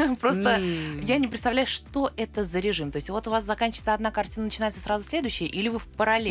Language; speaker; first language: Russian; native; Russian